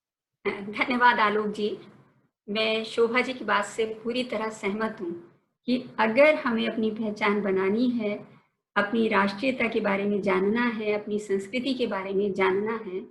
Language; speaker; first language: Hindi; native; Hindi